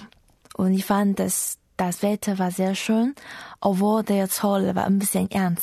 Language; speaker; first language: German; non-native, learner; Chinese